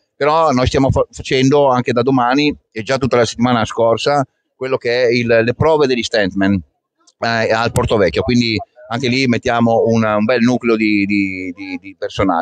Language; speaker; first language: Italian; native; Italian